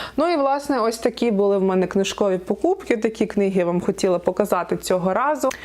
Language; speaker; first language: Ukrainian; non-native, local second language; Russian